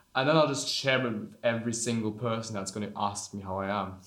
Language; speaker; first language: English; non-native, fluent; German